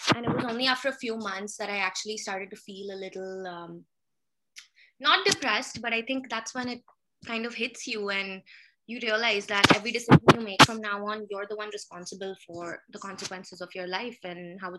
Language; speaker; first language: English; non-native, local second language; Hindi